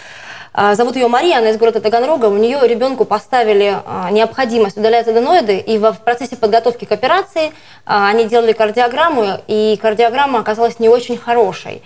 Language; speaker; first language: Russian; native; Russian